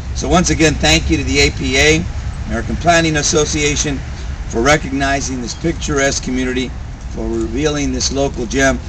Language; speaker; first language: English; native; English